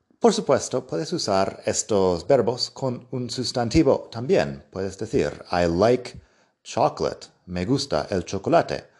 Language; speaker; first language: Spanish; non-native, fluent; English